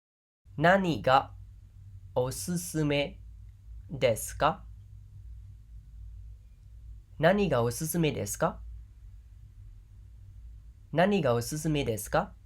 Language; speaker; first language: Japanese; non-native, fluent; Khmer